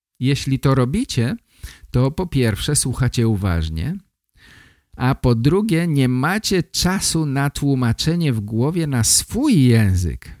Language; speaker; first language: Polish; native; Polish